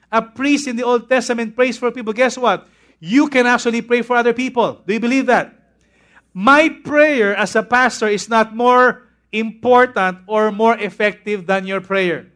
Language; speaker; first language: English; non-native, local second language; Filipino